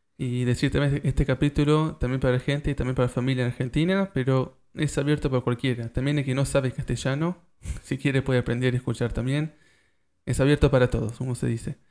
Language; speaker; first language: Spanish; early bilingual, heritage; Spanish